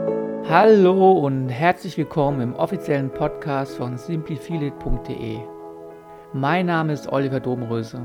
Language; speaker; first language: German; native; German